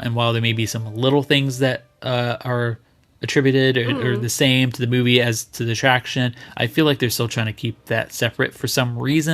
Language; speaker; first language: English; native; English